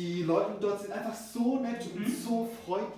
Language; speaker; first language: German; non-native, fluent; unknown